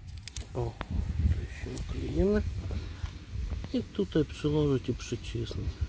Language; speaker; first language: Polish; non-native, local second language; Ukrainian